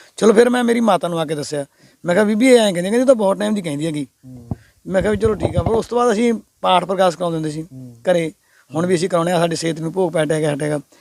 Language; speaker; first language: Punjabi; native; Punjabi